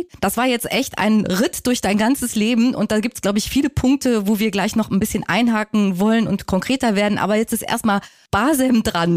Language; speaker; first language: German; native; German